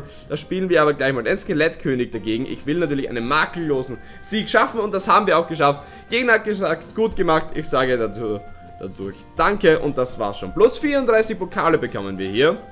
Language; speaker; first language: German; native; German